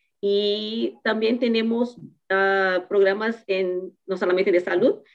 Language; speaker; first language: Spanish; non-native, learner; Portuguese